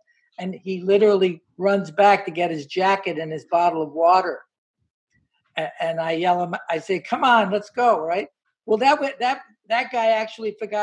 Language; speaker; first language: English; native; English